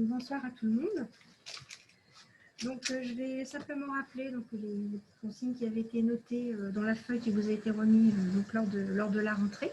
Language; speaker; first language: French; native; French